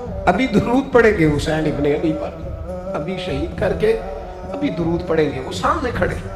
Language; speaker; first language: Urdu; non-native, local second language; Punjabi